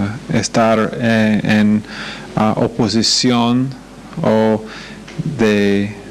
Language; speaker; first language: Spanish; non-native, fluent; English